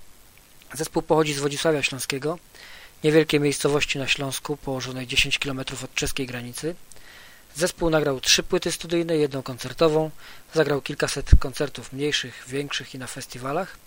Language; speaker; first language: Polish; native; Polish